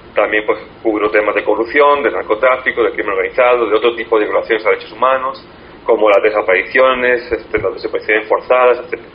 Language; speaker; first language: Spanish; native; Spanish